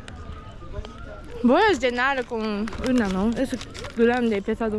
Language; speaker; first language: Spanish; non-native, fluent; Japanese